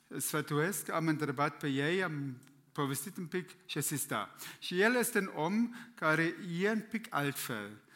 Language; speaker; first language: Romanian; non-native, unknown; German